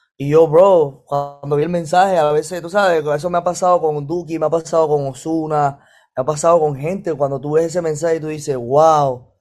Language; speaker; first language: Spanish; native; Spanish